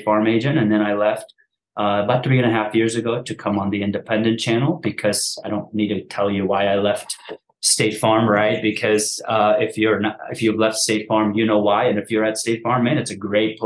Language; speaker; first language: English; early bilingual, other home language; Persian